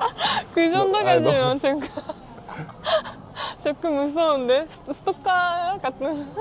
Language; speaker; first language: Korean; non-native, learner; Japanese